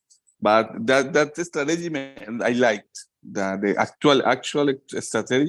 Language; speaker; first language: English; non-native, learner; Spanish